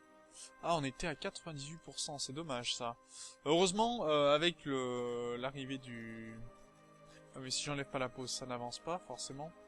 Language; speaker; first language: French; native; French